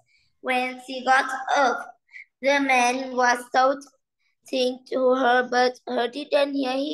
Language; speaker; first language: English; non-native, learner; Vietnamese